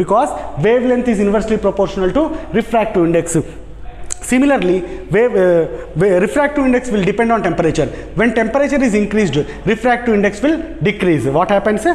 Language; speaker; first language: English; non-native, local second language; Telugu